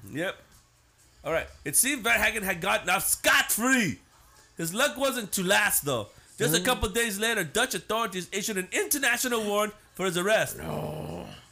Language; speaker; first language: English; native; English